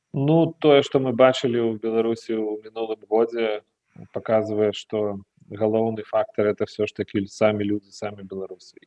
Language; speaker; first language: Belarusian; non-native, fluent; Lithuanian